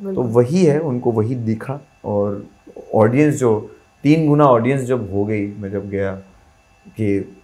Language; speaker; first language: Hindi; non-native, local second language; Gujarati